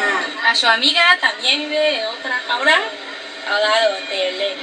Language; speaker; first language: Spanish; non-native, learner; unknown